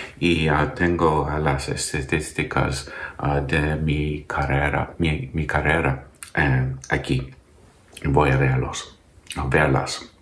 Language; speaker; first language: Spanish; non-native, learner; English